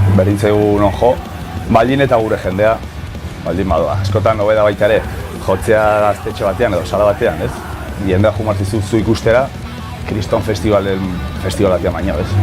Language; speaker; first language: Basque; non-native, local second language; Spanish